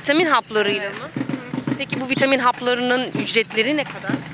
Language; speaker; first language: Turkish; native; Turkish